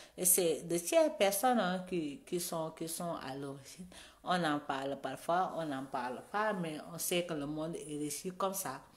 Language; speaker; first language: French; non-native, local second language; Wolof